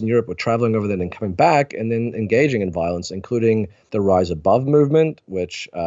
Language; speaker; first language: English; native; English